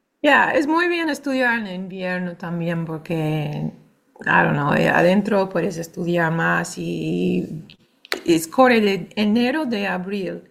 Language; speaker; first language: Spanish; non-native, fluent; English